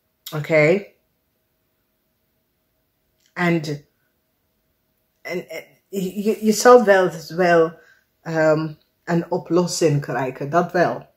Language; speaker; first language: Dutch; non-native, fluent; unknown